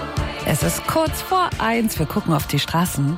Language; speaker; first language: German; native; German